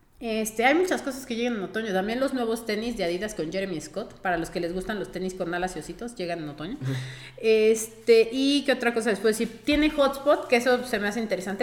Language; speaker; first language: Spanish; native; Spanish